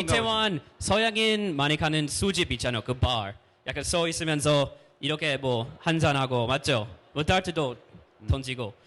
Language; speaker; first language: Korean; non-native, fluent; English